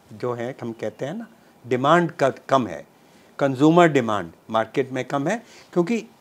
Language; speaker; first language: Hindi; non-native, local second language; Punjabi